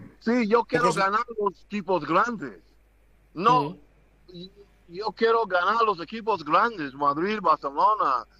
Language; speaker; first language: Spanish; non-native, learner; English